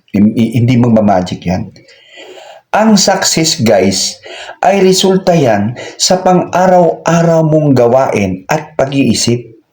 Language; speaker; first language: Filipino; non-native, local second language; Cebuano